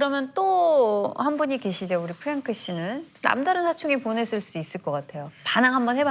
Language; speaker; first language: Korean; native; Korean